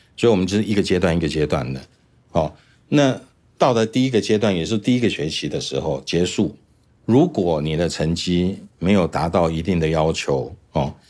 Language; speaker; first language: Chinese; native; Chinese